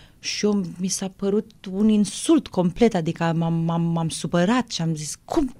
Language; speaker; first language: Romanian; early bilingual, heritage; Romanian